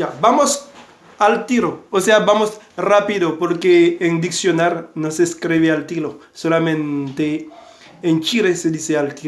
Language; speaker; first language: Spanish; non-native, fluent; Haitian Creole